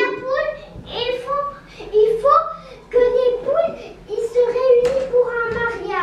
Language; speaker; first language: French; non-native, local second language; Arabic